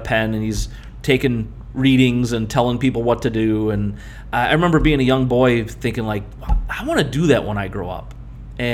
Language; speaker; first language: English; native; English